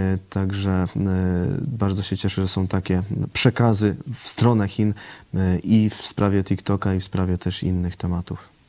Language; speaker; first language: Polish; native; Polish